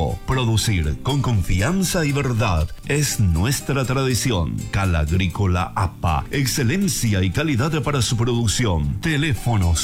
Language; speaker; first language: Spanish; native; Spanish